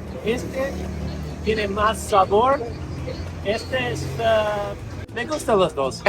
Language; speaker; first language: Spanish; non-native, learner; English